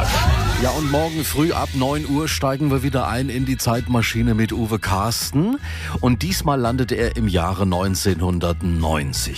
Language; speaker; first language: German; native; German